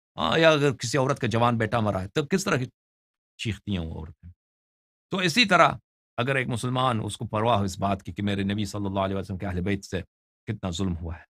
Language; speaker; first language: Urdu; non-native, fluent; Persian